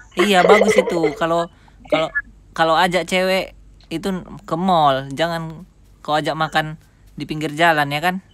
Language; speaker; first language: Indonesian; native; Indonesian